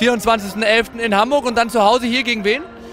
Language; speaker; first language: German; native; German